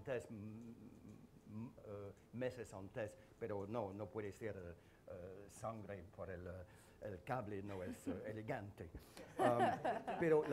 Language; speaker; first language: Spanish; non-native, learner; French